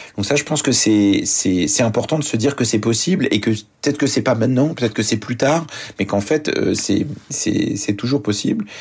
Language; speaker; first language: French; early bilingual, other home language; Arabic